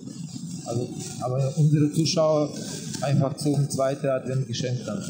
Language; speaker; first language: German; non-native, learner; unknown